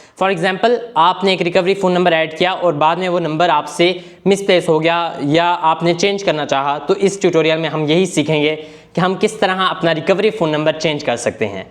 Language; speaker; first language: Urdu; native; Urdu